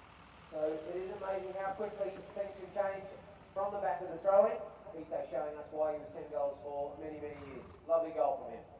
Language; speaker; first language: English; native; English